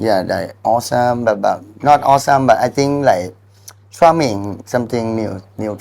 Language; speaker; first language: English; non-native, learner; Thai